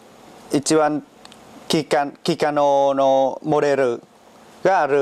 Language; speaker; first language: Japanese; non-native, learner; Vietnamese